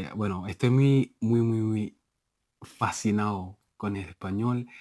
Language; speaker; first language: Spanish; non-native, fluent; Igbo